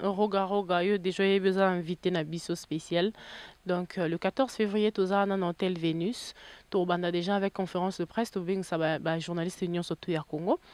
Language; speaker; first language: French; non-native, local second language; Lingala